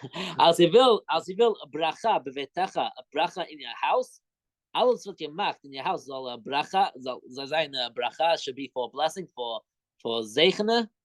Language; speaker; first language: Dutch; non-native, fluent; English